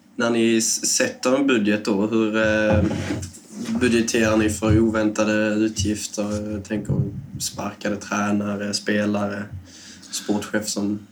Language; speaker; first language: Swedish; native; Swedish